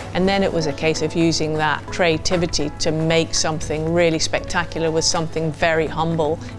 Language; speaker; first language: English; native; English